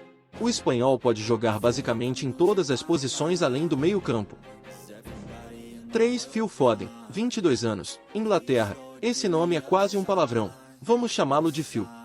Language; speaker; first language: Portuguese; native; Portuguese